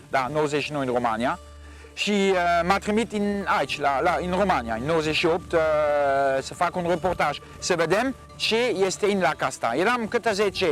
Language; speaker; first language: Romanian; non-native, learner; French